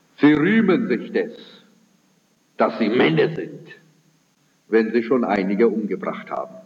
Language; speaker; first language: German; early bilingual, heritage; German